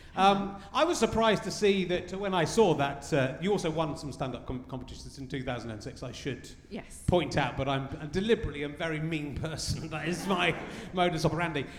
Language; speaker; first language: English; native; English